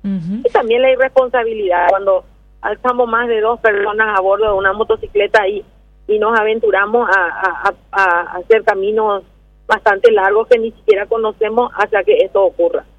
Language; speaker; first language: Spanish; native; Spanish